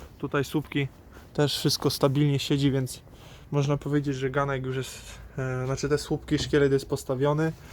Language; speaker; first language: Polish; native; Polish